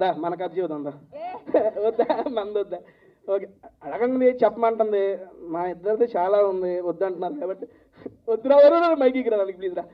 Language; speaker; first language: Telugu; native; Telugu